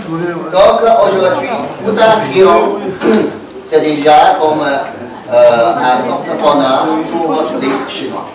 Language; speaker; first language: French; non-native, fluent; Chinese